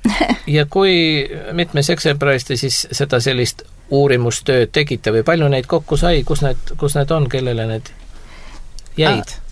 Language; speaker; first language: Estonian; native; Estonian